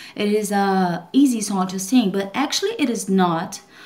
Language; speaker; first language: English; non-native, learner; Portuguese